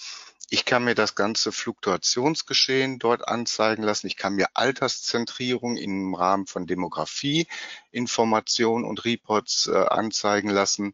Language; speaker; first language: German; native; German